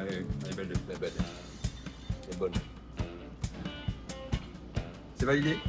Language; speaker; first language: French; native; French